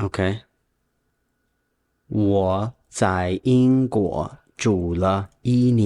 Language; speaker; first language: Chinese; non-native, learner; English